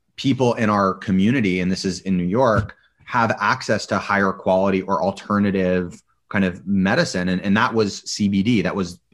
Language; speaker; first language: English; native; English